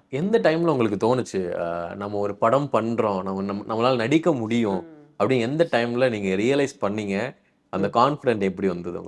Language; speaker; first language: Tamil; native; Tamil